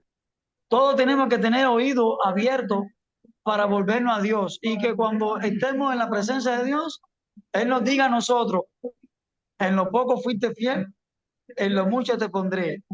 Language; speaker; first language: Spanish; native; Spanish